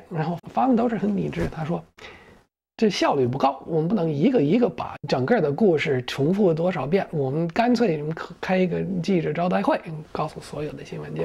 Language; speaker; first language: Chinese; non-native, fluent; English